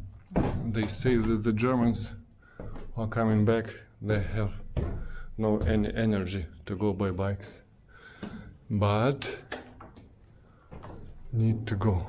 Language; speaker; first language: English; non-native, fluent; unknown